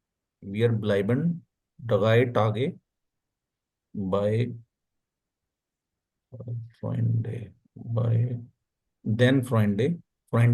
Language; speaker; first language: German; non-native, learner; Urdu